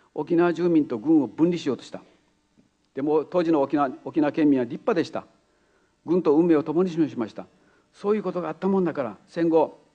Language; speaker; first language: Japanese; native; Japanese